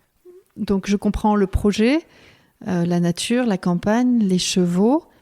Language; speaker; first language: French; native; French